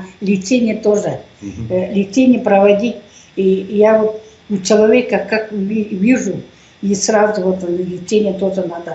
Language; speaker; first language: Russian; non-native, local second language; Tuvinian